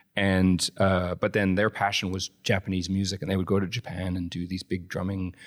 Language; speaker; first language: English; native; English